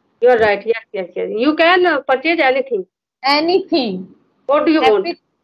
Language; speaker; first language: English; non-native, learner; Hindi